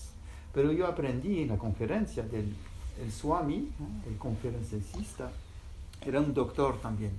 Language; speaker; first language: Spanish; non-native, fluent; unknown